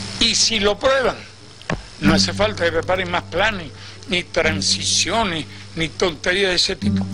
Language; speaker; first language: Spanish; native; Spanish